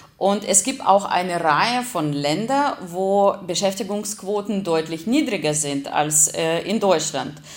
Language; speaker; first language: German; non-native, fluent; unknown